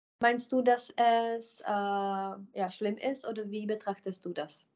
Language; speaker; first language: German; non-native, fluent; Czech